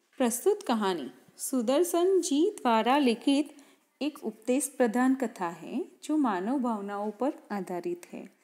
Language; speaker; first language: Hindi; non-native, local second language; Gujarati